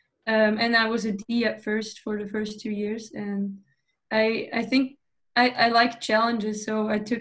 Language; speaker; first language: English; non-native, fluent; Swiss German